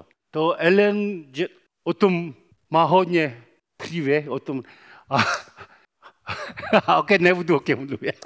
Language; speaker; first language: Czech; non-native, fluent; Korean